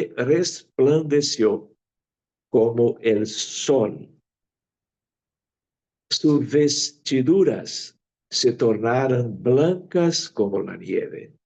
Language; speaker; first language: Spanish; non-native, fluent; Portuguese